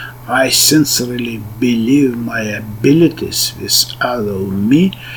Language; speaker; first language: English; non-native, learner; Russian